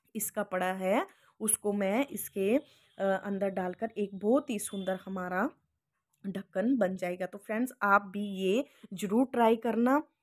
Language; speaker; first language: Hindi; native; Hindi